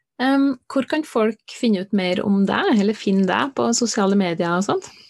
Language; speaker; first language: Norwegian; native; Norwegian